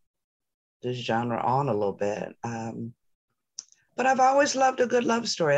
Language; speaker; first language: English; native; English